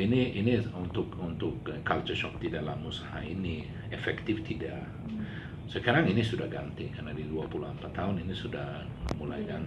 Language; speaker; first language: Indonesian; non-native, learner; Swedish